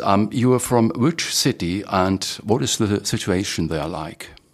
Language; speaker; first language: English; non-native, fluent; German